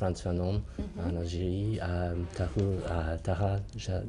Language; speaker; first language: French; non-native, learner; English